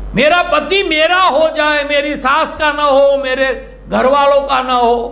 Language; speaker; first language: Hindi; non-native, local second language; Gujarati